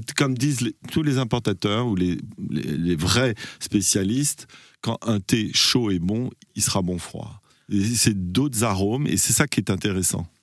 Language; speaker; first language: French; non-native, fluent; English